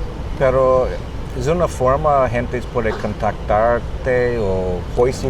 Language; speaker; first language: Spanish; non-native, learner; English